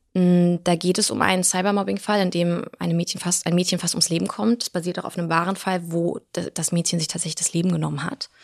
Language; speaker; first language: German; early bilingual, other home language; Russian